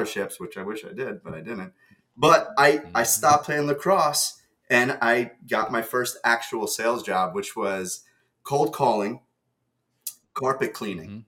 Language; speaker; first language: English; early bilingual, other home language; Russian